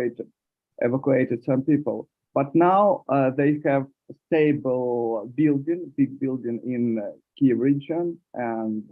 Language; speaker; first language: English; non-native, learner; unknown